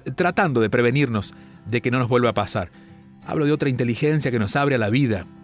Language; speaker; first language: Spanish; native; Spanish